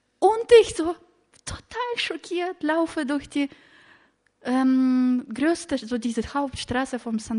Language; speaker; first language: German; non-native, fluent; Russian